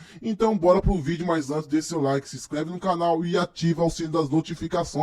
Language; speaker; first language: Portuguese; native; Portuguese